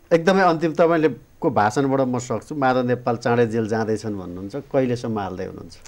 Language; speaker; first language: Nepali; native; Nepali